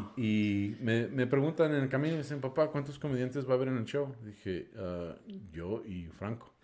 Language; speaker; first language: Spanish; non-native, fluent; English